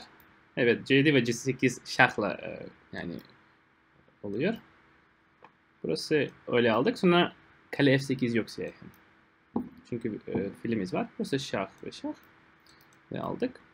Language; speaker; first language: Turkish; non-native, fluent; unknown